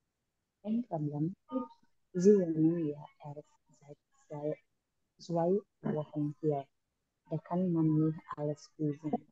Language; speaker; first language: German; non-native, learner; Indonesian